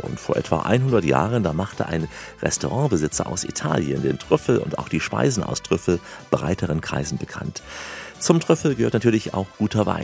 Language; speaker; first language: German; native; German